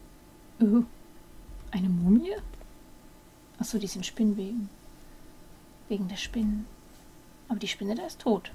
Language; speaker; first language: German; native; German